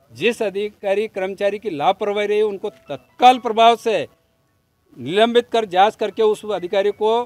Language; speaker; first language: Hindi; native; Hindi